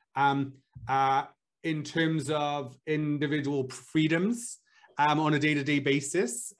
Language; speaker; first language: English; native; English